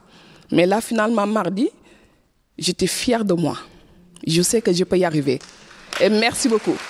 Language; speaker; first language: French; non-native, fluent; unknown